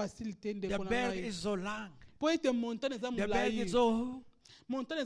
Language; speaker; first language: German; non-native, learner; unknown